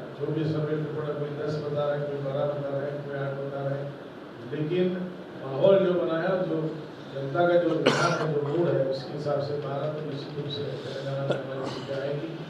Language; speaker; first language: Hindi; non-native, local second language; Marathi